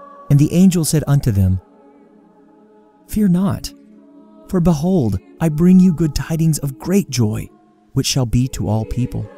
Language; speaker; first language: English; native; English